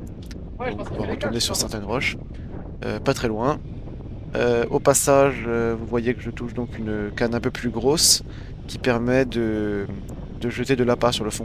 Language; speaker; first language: French; native; French